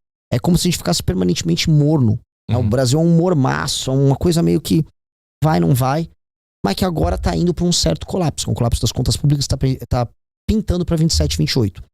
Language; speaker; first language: Portuguese; native; Portuguese